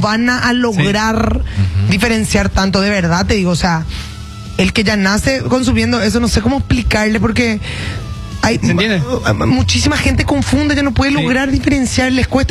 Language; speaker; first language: Spanish; native; Spanish